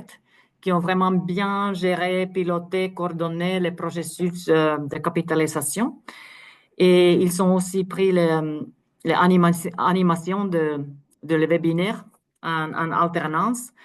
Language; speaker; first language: French; non-native, fluent; Finnish